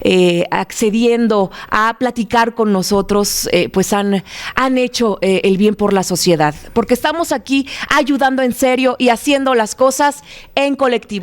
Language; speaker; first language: Spanish; native; Spanish